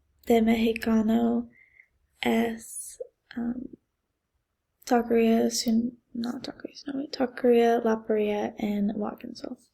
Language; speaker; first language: Spanish; non-native, learner; English